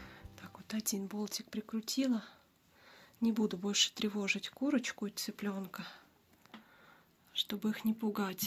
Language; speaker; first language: Russian; native; Russian